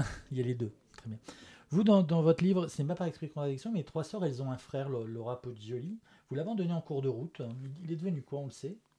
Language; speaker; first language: French; native; French